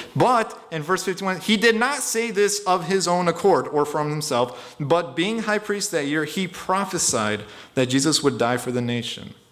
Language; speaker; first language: English; early bilingual, other home language; Romanian